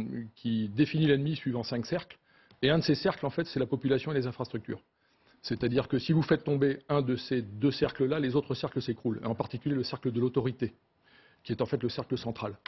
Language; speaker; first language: French; native; French